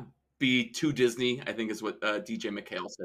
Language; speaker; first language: English; native; English